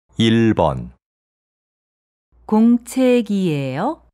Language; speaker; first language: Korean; non-native, fluent; Arabic